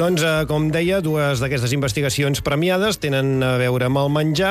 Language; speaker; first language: Catalan; native; Catalan